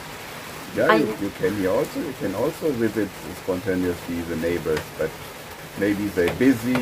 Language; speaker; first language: English; non-native, fluent; German